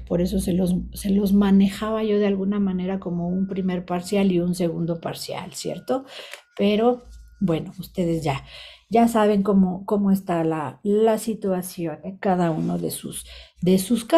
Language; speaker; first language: Spanish; native; Spanish